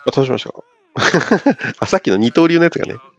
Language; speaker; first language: Japanese; native; Japanese